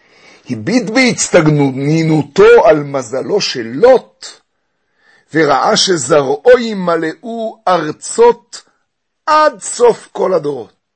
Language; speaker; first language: Hebrew; native; Hebrew